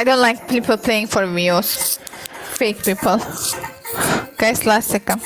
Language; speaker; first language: English; non-native, learner; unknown